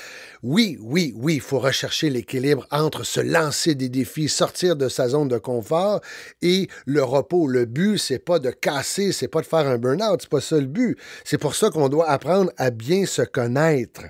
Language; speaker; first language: French; native; French